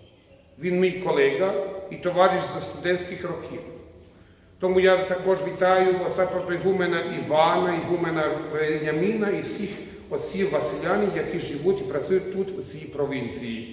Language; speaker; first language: Ukrainian; non-native, fluent; Croatian